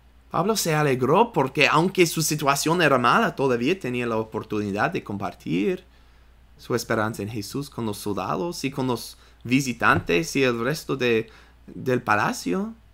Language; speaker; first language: Spanish; non-native, fluent; English